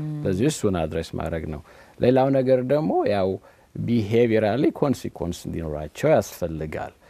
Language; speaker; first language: Amharic; native; Amharic